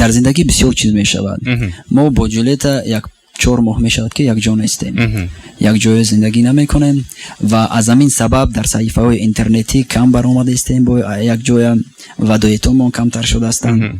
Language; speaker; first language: Persian; non-native, local second language; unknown